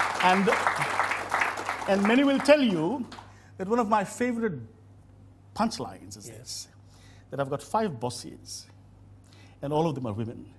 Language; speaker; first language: English; non-native, local second language; Bangla